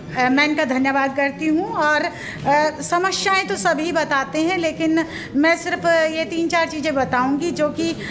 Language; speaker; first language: Hindi; native; Hindi